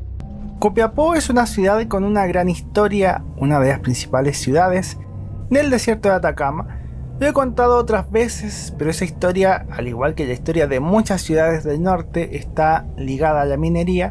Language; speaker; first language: Spanish; native; Spanish